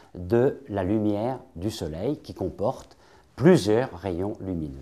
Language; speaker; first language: French; native; French